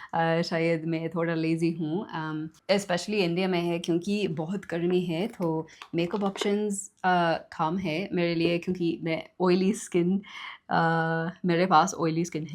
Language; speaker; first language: Hindi; non-native, learner; English